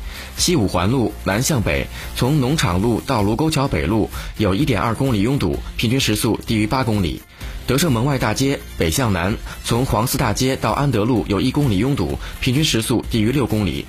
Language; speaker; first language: Chinese; native; Chinese